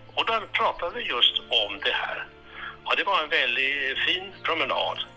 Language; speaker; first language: Swedish; early bilingual, heritage; Swedish